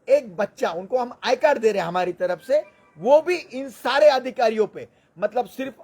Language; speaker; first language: Hindi; non-native, local second language; Marathi